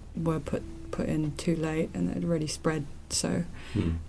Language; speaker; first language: English; non-native, local second language; Cantonese